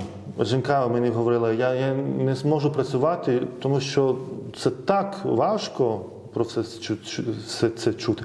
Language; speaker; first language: Ukrainian; non-native, fluent; Lithuanian